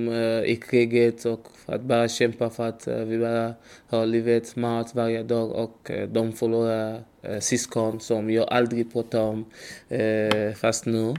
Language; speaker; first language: Swedish; non-native, learner; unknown